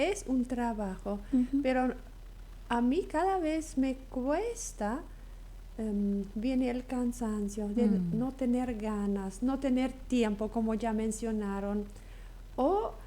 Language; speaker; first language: Spanish; non-native, local second language; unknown